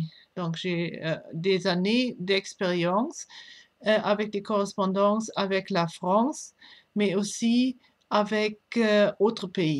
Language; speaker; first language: French; non-native, fluent; German